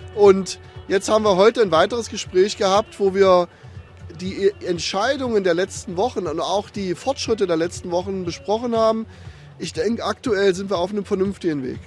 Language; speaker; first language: German; native; German